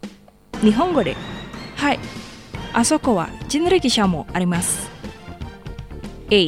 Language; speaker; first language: Japanese; non-native, fluent; Indonesian